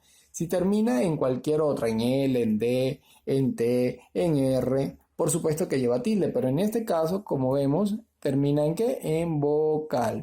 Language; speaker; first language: Spanish; native; Spanish